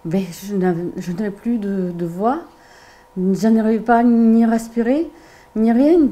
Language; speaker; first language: French; non-native, fluent; Ukrainian